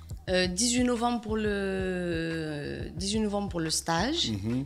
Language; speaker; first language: French; non-native, local second language; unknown